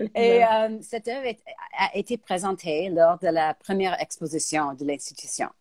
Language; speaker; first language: French; native; French